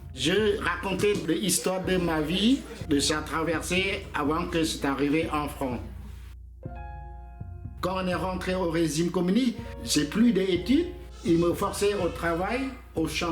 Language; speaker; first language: French; non-native, learner; Khmer